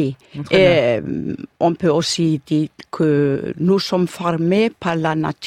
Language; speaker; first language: French; non-native, learner; Icelandic